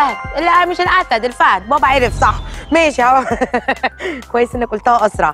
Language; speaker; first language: Arabic; native; Arabic